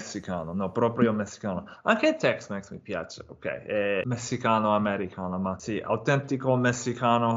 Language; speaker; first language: Italian; non-native, fluent; English